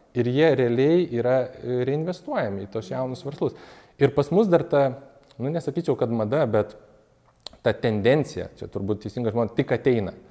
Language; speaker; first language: Lithuanian; native; Lithuanian